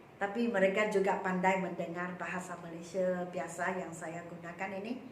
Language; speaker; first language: Malay; non-native, local second language; Chinese